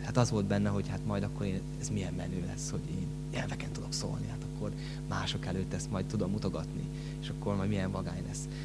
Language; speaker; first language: Hungarian; native; Hungarian